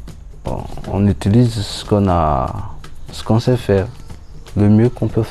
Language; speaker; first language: French; non-native, local second language; Malagasy